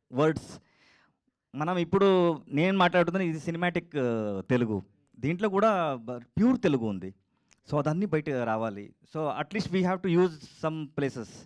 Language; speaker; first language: Telugu; non-native, learner; Kannada